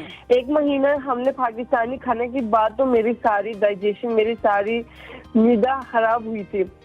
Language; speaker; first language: Hindi; non-native, fluent; Turkish